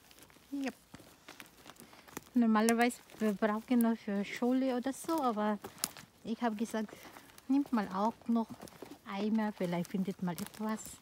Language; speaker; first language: German; non-native, learner; Filipino